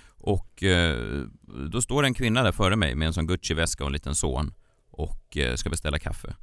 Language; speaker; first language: Swedish; native; Swedish